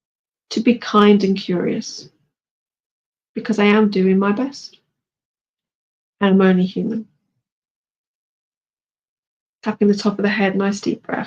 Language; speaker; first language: English; native; English